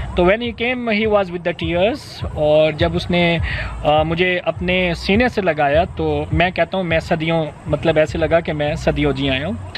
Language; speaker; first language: Urdu; non-native, local second language; Punjabi